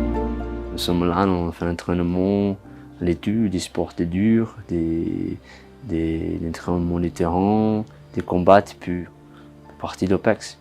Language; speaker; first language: French; non-native, learner; Portuguese